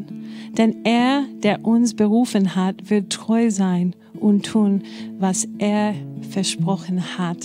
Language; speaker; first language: German; non-native, fluent; English